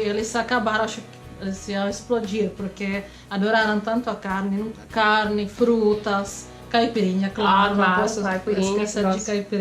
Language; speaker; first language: Portuguese; non-native, fluent; Czech